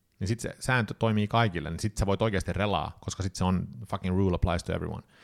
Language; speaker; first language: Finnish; early bilingual, heritage; Finnish